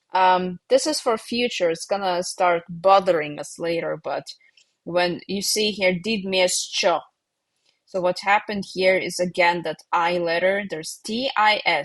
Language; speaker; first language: English; non-native, fluent; Lithuanian